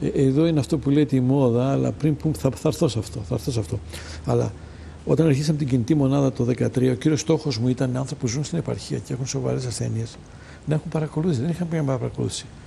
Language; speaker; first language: Greek; early bilingual, heritage; Greek